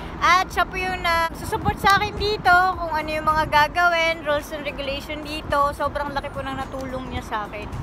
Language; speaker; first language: Filipino; native; Filipino